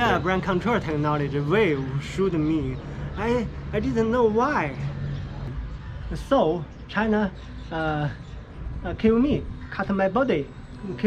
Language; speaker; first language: English; non-native, learner; Chinese